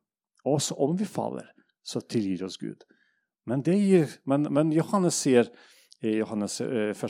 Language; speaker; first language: Norwegian; non-native, fluent; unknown